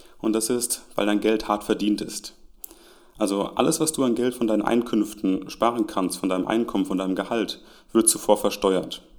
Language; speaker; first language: German; native; German